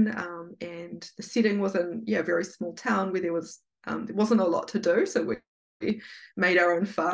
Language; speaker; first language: English; native; English